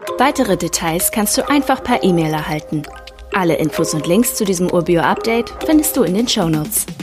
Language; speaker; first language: German; native; German